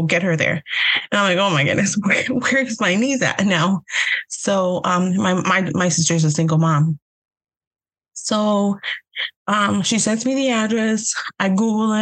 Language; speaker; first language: English; early bilingual, other home language; Spanish